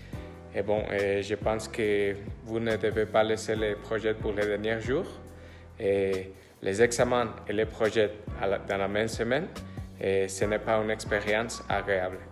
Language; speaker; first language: French; non-native, learner; Spanish